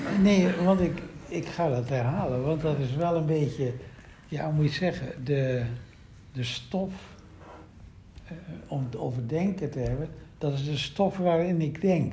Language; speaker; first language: Dutch; native; Dutch